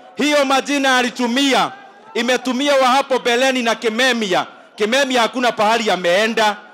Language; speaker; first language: Swahili; non-native, local second language; Kikuyu